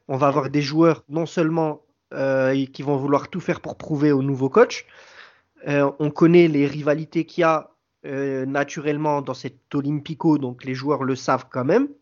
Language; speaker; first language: French; native; French